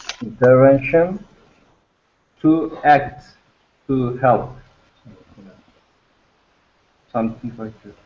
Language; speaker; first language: English; non-native, learner; Turkish